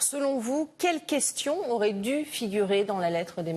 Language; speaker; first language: French; native; French